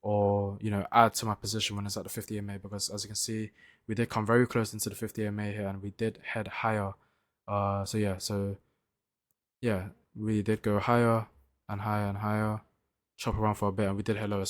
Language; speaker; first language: English; native; English